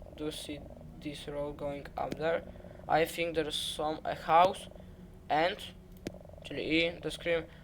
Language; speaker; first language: English; non-native, learner; Polish